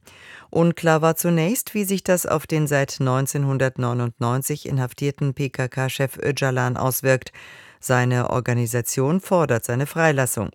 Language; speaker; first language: German; native; German